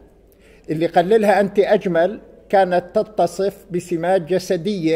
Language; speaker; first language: Arabic; native; Arabic